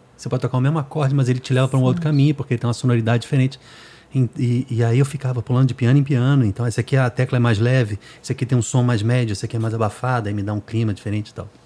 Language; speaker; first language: Portuguese; native; Portuguese